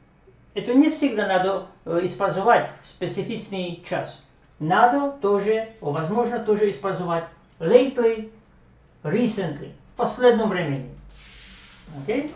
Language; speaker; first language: Russian; non-native, fluent; Slovak